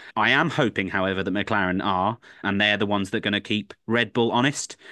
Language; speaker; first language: English; native; English